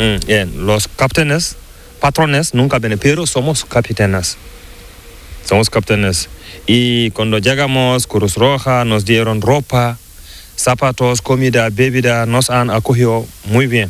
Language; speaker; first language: Spanish; non-native, learner; Fula